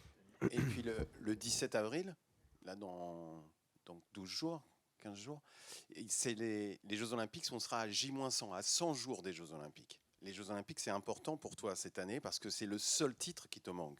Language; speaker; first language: French; non-native, learner; Serbian